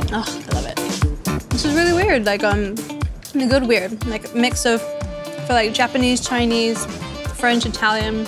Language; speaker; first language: English; non-native, local second language; Cantonese